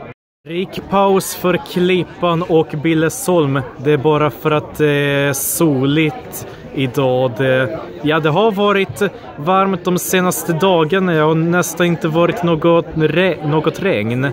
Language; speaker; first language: Swedish; early bilingual, other home language; Polish